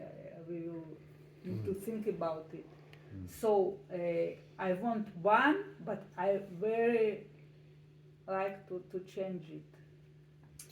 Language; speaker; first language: English; non-native, learner; Russian